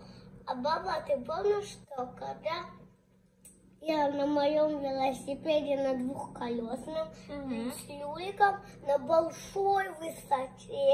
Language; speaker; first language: Russian; early bilingual, heritage; Russian